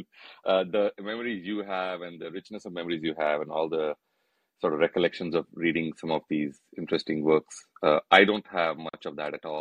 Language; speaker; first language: English; non-native, local second language; Hindi